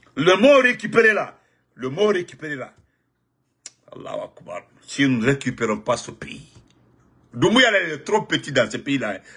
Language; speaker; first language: French; non-native, local second language; Fula